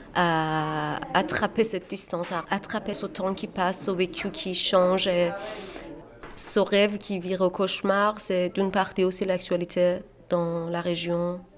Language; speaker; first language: French; non-native, fluent; Persian